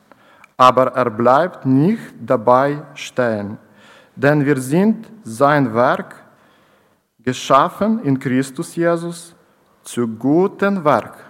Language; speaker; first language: German; non-native, learner; Ukrainian